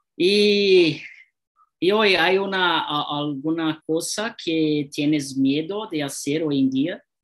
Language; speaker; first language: Spanish; non-native, learner; Portuguese